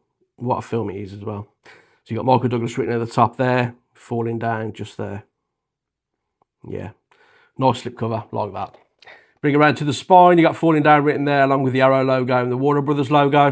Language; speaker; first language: English; native; English